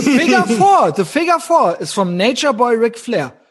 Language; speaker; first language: German; native; German